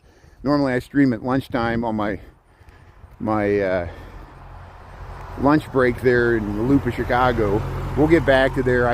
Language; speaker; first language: English; native; English